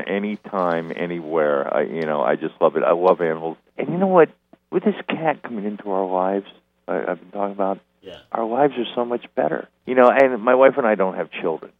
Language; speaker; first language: English; native; English